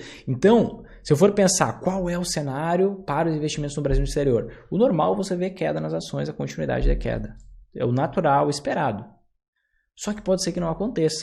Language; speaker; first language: Portuguese; native; Portuguese